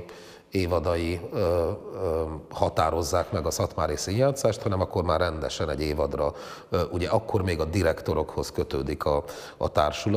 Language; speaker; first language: Hungarian; native; Hungarian